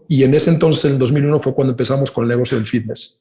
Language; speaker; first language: Spanish; native; Spanish